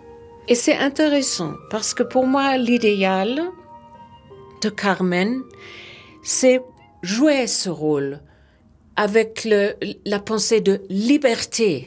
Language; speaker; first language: French; non-native, fluent; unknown